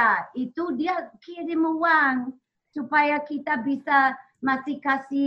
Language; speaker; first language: Indonesian; non-native, learner; English